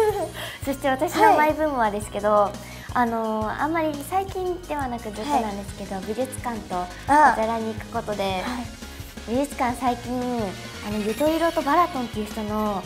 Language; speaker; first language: Japanese; native; Japanese